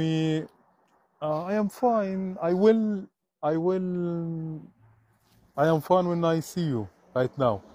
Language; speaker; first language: English; non-native, learner; Arabic